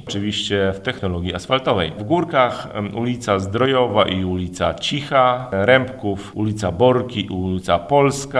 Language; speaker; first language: Polish; native; Polish